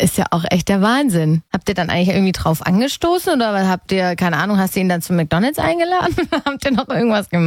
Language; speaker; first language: German; native; German